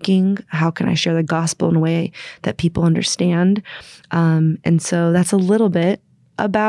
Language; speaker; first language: English; native; English